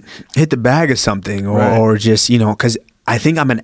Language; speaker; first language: English; early bilingual, other home language; Yoruba